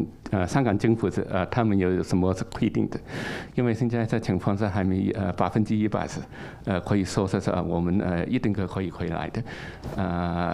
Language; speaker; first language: Chinese; non-native, local second language; Cantonese